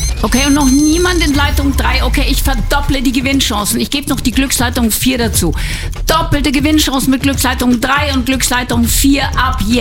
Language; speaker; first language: German; native; German